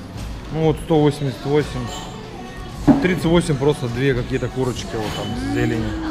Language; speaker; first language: Russian; native; Russian